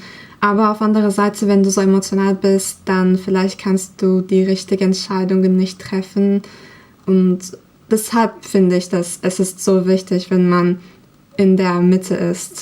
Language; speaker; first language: German; non-native, learner; Turkish